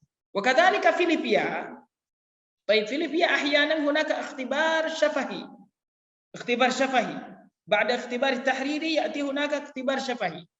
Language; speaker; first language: Arabic; non-native, fluent; Indonesian